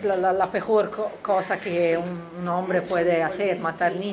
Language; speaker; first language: Spanish; non-native, learner; Italian